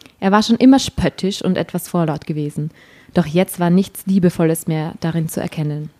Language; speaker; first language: German; native; German